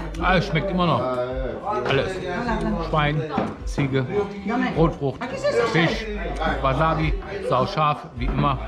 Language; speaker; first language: German; native; German